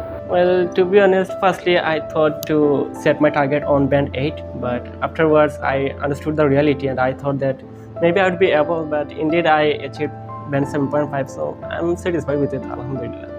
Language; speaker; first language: English; non-native, local second language; Bangla